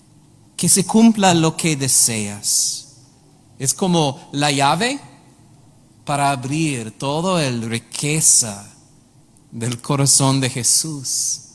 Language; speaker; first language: Spanish; non-native, learner; English